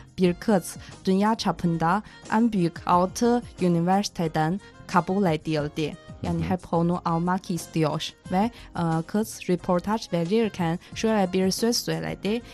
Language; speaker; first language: Turkish; non-native, fluent; Chinese